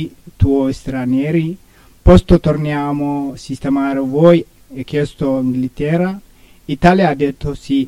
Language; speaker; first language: Italian; non-native, learner; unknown